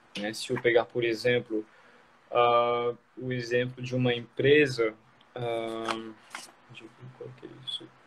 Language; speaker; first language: Portuguese; non-native, fluent; French